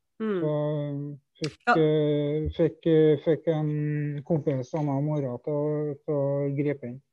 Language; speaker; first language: Norwegian; native; Norwegian